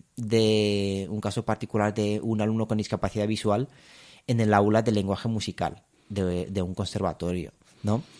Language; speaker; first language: Spanish; non-native, fluent; Romanian